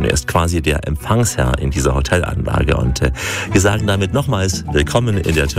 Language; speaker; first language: German; native; German